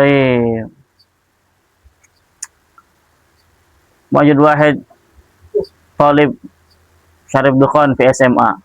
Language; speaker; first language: Arabic; non-native, fluent; Indonesian